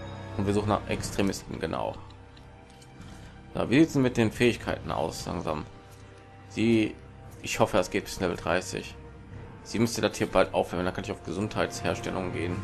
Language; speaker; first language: German; native; German